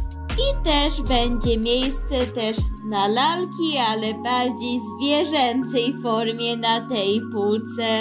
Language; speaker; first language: Polish; early bilingual, heritage; Polish